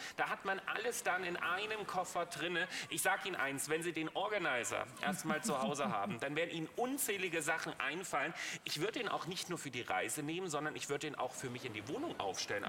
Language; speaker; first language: German; native; German